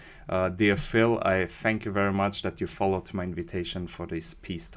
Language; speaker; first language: English; non-native, fluent; German